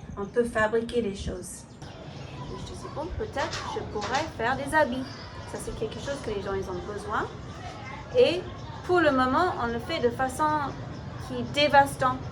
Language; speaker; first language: French; non-native, fluent; English